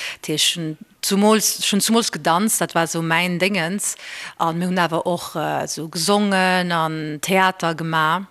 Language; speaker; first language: Luxembourgish; early bilingual, other home language; Portuguese